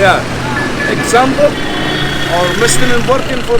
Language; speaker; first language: English; non-native, learner; Arabic